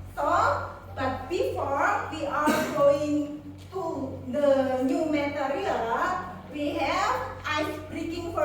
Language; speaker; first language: English; non-native, fluent; Indonesian